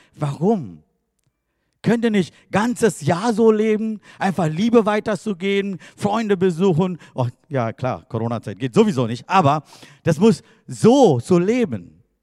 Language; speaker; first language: German; non-native, fluent; Tamil